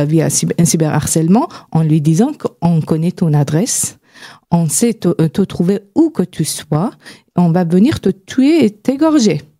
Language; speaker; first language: French; non-native, fluent; Persian